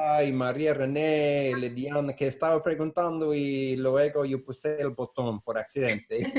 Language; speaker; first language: Spanish; non-native, fluent; English